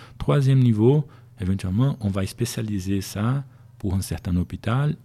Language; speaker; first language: French; non-native, fluent; Portuguese